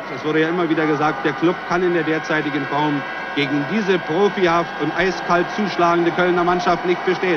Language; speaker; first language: German; native; German